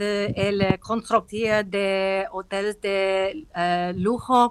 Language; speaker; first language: Spanish; non-native, learner; English